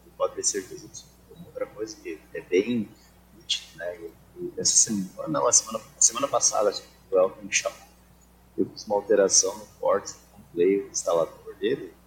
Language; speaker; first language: Portuguese; native; Portuguese